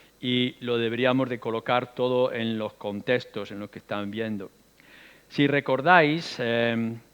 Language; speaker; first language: Spanish; native; Spanish